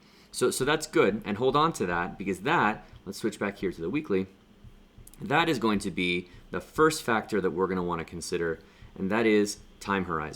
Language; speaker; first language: English; native; English